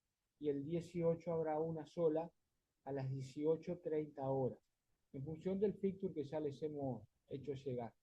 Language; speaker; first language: Spanish; native; Spanish